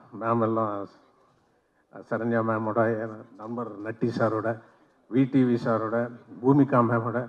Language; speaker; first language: Tamil; non-native, local second language; Telugu